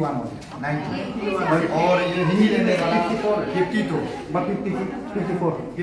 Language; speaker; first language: Hindi; non-native, local second language; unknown